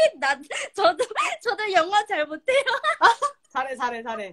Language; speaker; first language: Korean; non-native, learner; Thai